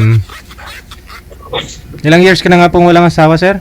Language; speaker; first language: Filipino; native; Filipino